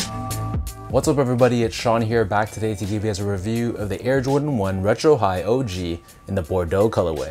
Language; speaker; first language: English; native; English